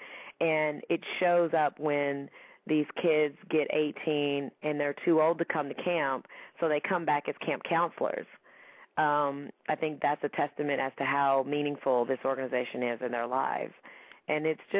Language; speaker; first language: English; native; English